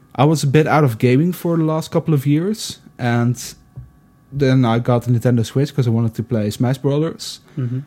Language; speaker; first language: English; non-native, fluent; Dutch